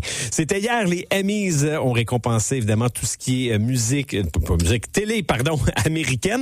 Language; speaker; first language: French; native; French